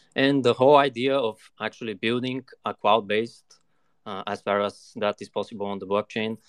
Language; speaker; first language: English; non-native, fluent; Bulgarian